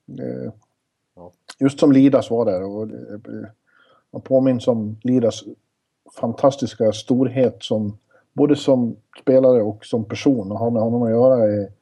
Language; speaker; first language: Swedish; native; Swedish